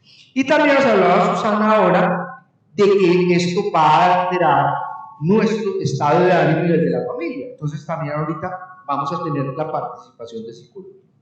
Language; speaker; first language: Spanish; native; Spanish